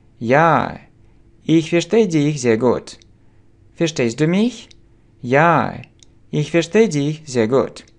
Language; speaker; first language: German; non-native, fluent; Russian